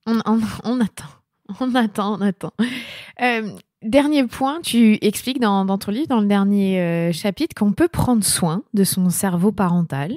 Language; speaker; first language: French; native; French